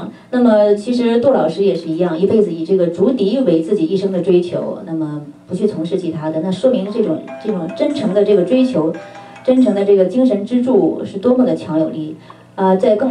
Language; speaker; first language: Chinese; native; Chinese